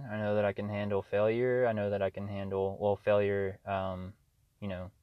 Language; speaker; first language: English; native; English